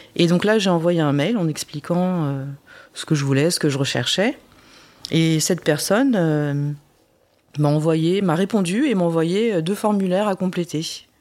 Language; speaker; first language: French; early bilingual, other home language; Korean